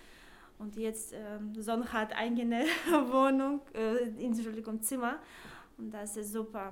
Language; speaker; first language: German; non-native, learner; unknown